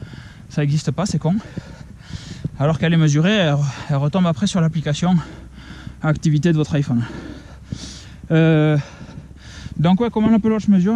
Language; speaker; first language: French; native; French